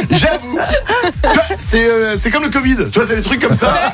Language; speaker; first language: French; native; French